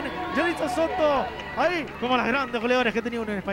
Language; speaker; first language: Spanish; native; Spanish